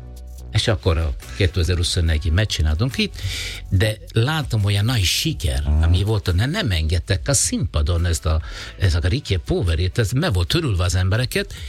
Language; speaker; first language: Hungarian; non-native, learner; Italian